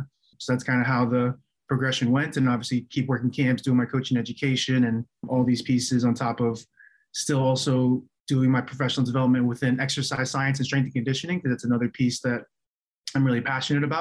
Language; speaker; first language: English; early bilingual, other home language; Chinese